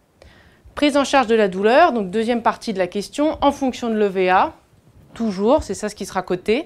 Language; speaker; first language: French; native; French